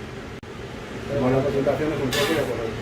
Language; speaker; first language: Spanish; non-native, learner; Chinese